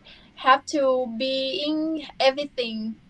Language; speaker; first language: English; non-native, learner; Thai